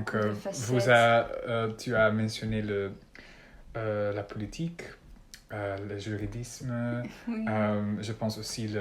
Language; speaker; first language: French; non-native, learner; Dutch